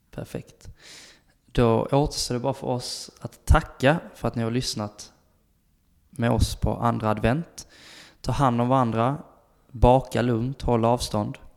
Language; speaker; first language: Swedish; native; Swedish